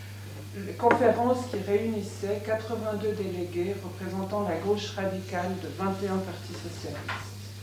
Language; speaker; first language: French; native; French